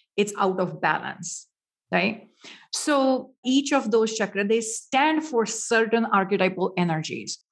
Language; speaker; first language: English; non-native, local second language; Marathi